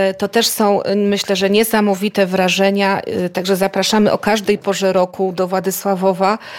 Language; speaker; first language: Polish; native; Polish